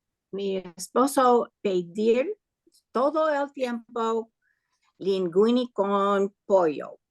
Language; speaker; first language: Spanish; non-native, learner; English